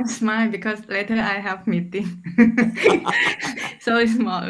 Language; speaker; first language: English; non-native, fluent; Thai